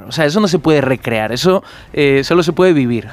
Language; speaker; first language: Spanish; native; Spanish